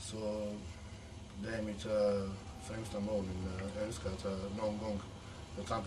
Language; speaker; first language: Swedish; non-native, fluent; Macedonian